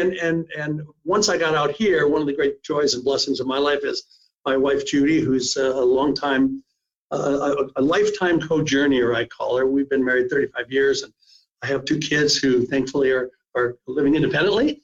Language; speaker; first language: English; native; English